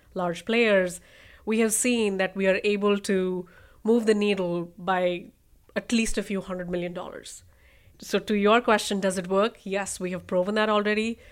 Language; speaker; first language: English; non-native, local second language; Hindi